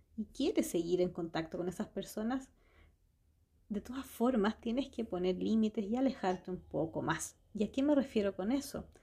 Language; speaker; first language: Spanish; native; Spanish